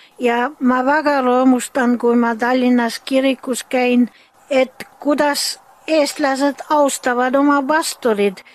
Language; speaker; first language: Estonian; early bilingual, heritage; German